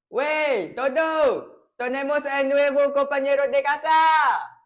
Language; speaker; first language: Spanish; non-native, learner; Malay